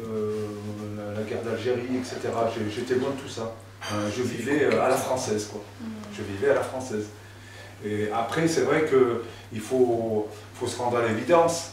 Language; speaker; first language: French; native; French